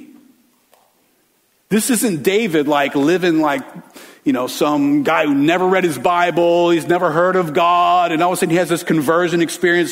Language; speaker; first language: English; native; English